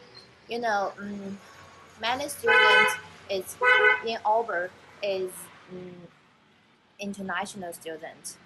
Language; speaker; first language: English; non-native, learner; Chinese